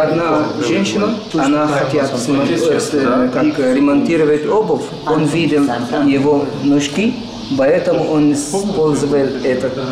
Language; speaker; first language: Russian; non-native, learner; Arabic